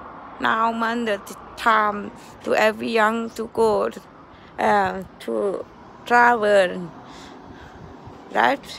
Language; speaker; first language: English; non-native, learner; Thai